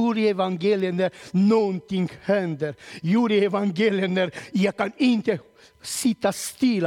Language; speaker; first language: Swedish; non-native, learner; Romanian